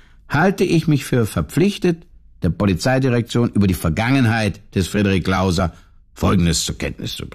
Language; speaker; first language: German; native; German